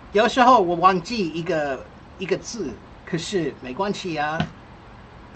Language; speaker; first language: Chinese; non-native, fluent; English